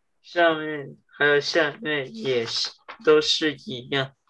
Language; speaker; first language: Chinese; early bilingual, heritage; English